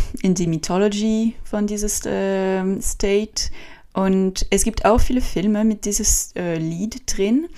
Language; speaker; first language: German; non-native, learner; French